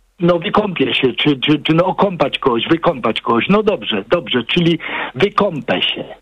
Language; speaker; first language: Polish; native; Polish